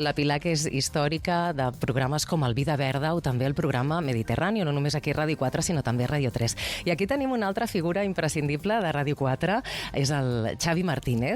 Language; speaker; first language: Catalan; native; Catalan